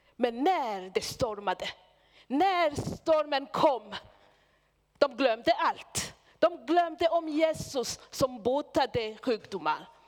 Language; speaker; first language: Swedish; non-native, fluent; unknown